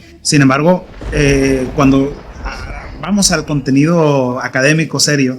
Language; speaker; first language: Spanish; native; Spanish